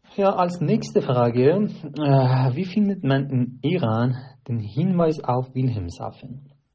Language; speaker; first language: German; non-native, fluent; Persian